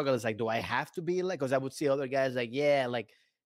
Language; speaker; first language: English; native; English